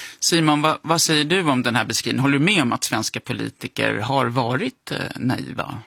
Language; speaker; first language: Swedish; native; Swedish